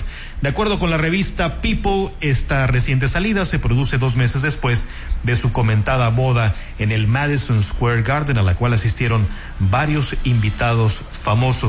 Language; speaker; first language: Spanish; native; Spanish